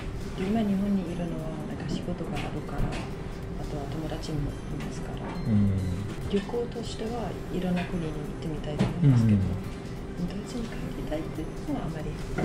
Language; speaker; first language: Japanese; non-native, fluent; German